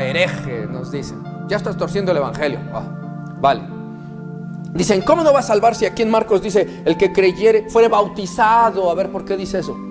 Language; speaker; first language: Spanish; native; Spanish